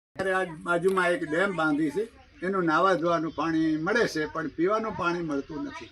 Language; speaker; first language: Gujarati; non-native, local second language; Sindhi